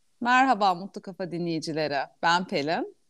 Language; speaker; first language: Turkish; native; Turkish